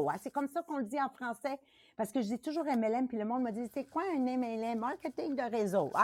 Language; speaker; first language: French; native; French